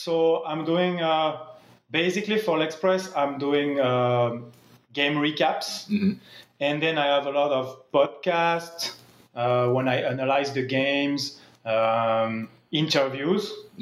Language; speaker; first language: English; non-native, fluent; French